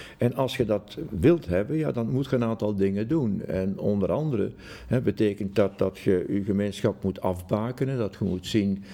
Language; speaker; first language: Dutch; native; Dutch